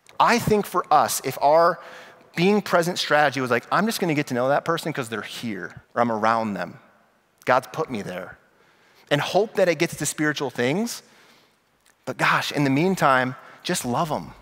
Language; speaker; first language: English; native; English